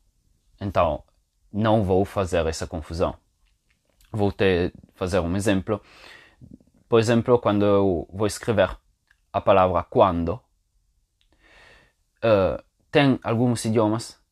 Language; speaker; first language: Portuguese; non-native, fluent; Italian